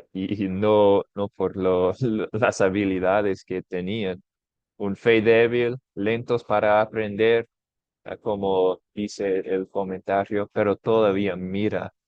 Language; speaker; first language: Spanish; non-native, fluent; English